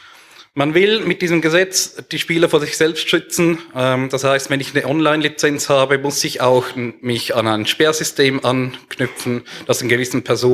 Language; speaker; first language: German; native; German